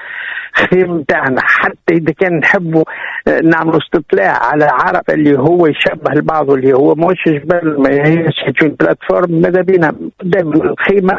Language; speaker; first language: Arabic; native; Arabic